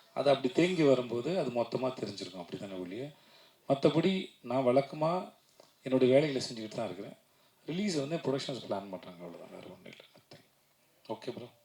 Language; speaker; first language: Tamil; native; Tamil